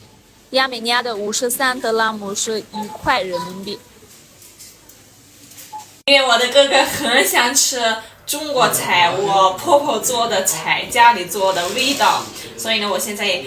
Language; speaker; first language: Chinese; non-native, fluent; Armenian